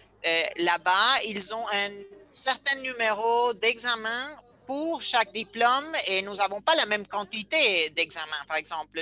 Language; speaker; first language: French; non-native, fluent; Spanish